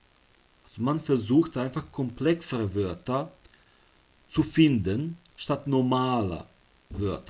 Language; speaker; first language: German; non-native, fluent; Serbian